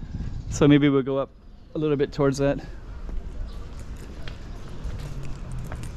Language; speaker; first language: English; native; English